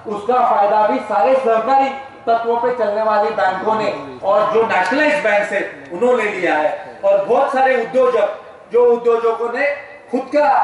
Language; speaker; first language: Hindi; non-native, local second language; Marathi